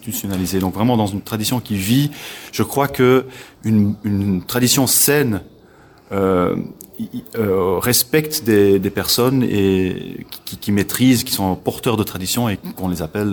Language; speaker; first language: French; non-native, local second language; Dutch